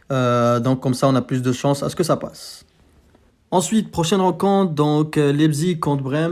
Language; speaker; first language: French; native; French